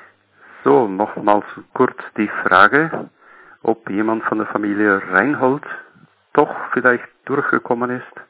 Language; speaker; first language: German; native; German